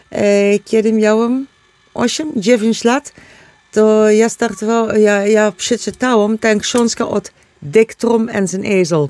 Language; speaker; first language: Polish; non-native, learner; Dutch